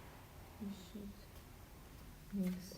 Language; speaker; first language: English; non-native, learner; Russian